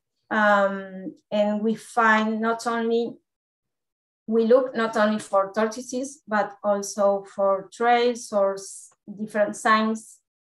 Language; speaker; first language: English; non-native, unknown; Spanish